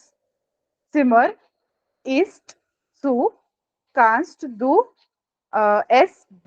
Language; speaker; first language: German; non-native, fluent; Hindi